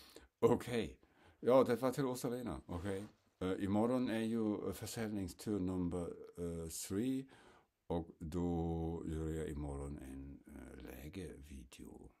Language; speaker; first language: Swedish; non-native, fluent; German